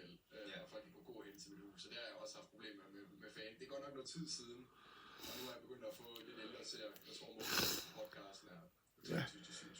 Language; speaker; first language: Danish; native; Danish